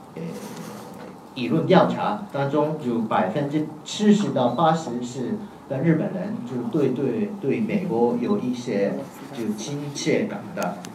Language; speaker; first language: Chinese; non-native, fluent; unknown